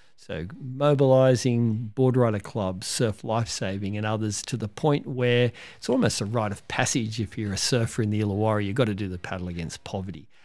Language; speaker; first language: English; native; English